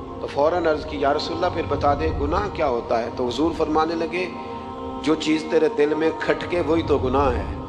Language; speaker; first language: Urdu; non-native, local second language; Punjabi